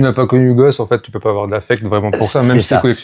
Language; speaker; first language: French; native; French